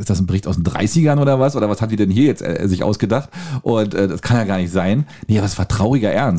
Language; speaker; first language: German; native; German